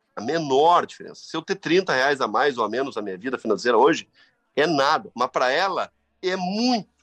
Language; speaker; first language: Portuguese; native; Portuguese